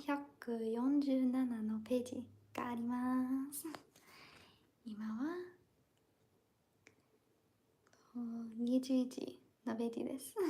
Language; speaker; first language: Japanese; non-native, learner; English